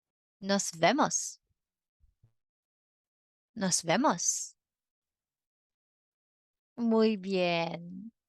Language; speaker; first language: Spanish; non-native, fluent; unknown